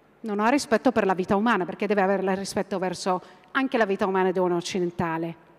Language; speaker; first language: Italian; non-native, fluent; Arabic